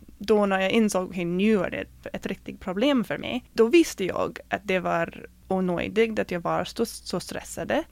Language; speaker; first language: Swedish; non-native, fluent; English